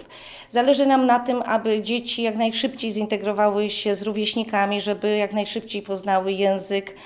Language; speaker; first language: Polish; native; Polish